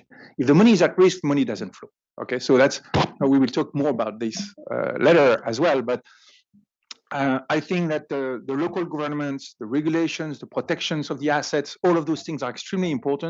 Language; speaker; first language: English; non-native, fluent; French